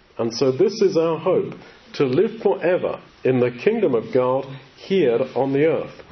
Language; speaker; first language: English; native; English